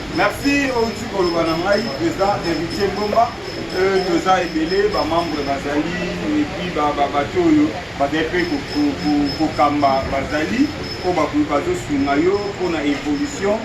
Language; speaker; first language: Lingala; native; Lingala